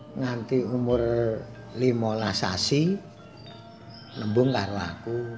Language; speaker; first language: Javanese; native; Javanese